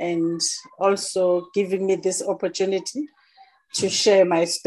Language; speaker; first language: English; non-native, local second language; Zulu